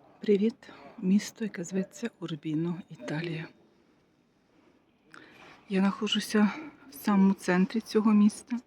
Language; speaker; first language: Ukrainian; native; Ukrainian